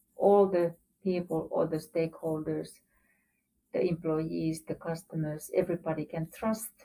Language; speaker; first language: English; non-native, fluent; Finnish